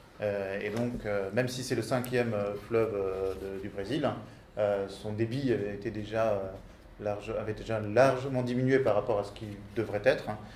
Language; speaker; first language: French; native; French